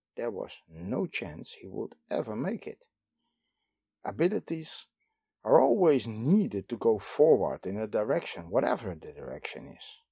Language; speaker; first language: English; non-native, fluent; Dutch